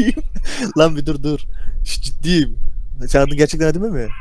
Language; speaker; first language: Turkish; native; Turkish